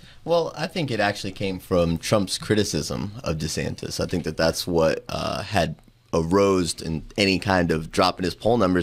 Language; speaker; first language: English; native; English